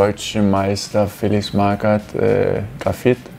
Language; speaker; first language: German; non-native, fluent; Danish